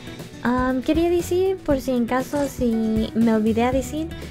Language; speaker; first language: Spanish; early bilingual, heritage; English